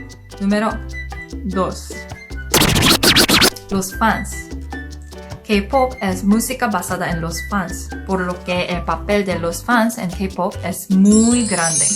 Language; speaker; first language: Spanish; non-native, learner; Korean